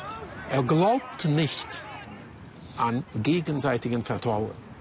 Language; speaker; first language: German; non-native, fluent; Hungarian